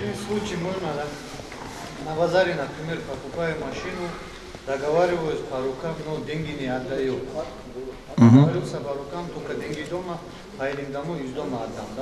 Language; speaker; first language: Russian; non-native, local second language; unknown